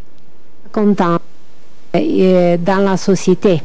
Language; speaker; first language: French; non-native, learner; Italian